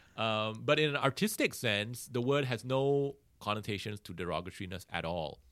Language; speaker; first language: English; native; English